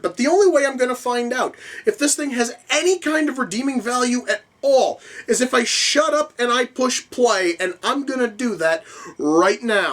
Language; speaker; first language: English; native; English